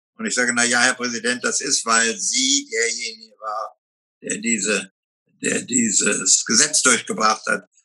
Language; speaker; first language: German; native; German